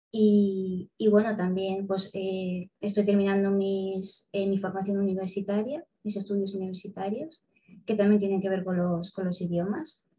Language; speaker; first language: Spanish; early bilingual, other home language; Russian